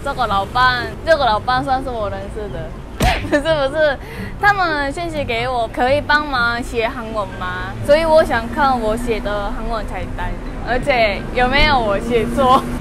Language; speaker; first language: Chinese; non-native, fluent; Korean